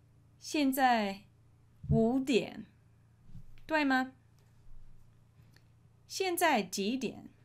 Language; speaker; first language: Chinese; non-native, learner; English